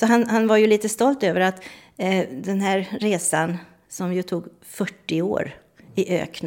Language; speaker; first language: Swedish; native; Swedish